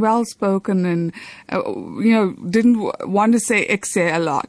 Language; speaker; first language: English; native; English